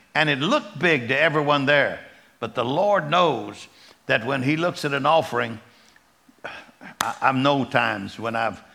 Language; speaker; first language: English; native; English